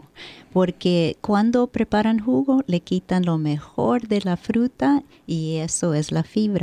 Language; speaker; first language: Spanish; early bilingual, heritage; Spanish